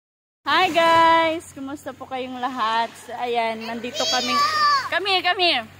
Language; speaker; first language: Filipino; non-native, local second language; Cebuano